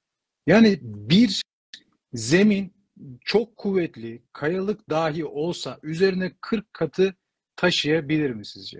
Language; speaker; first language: Turkish; native; Turkish